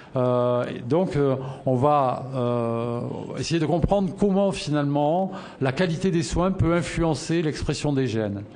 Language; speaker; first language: French; native; French